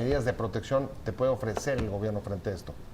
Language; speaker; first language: Spanish; native; Spanish